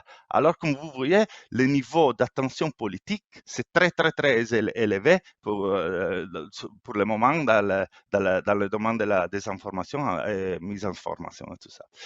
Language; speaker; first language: French; non-native, fluent; Italian